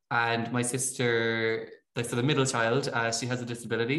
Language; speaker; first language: English; native; English